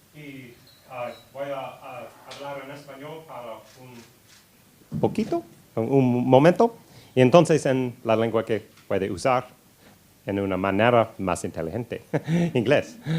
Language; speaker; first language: Spanish; non-native, learner; English